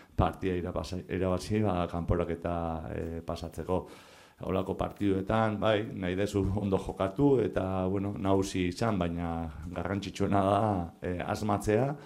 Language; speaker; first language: Basque; native; Basque